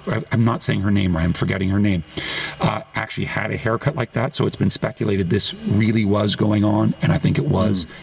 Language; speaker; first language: English; native; English